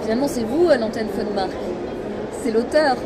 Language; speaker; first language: French; native; French